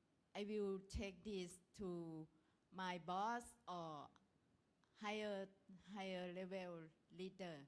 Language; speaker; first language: English; non-native, learner; Thai